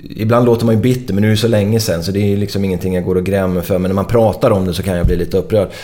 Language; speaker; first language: Swedish; native; Swedish